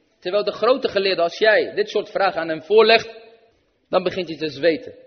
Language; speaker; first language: Dutch; early bilingual, other home language; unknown